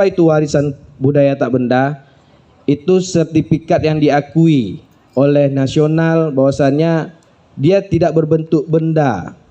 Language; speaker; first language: Indonesian; native; Indonesian